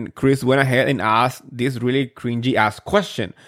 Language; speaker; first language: English; non-native, fluent; Spanish